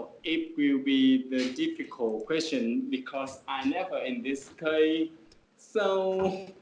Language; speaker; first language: English; non-native, learner; Vietnamese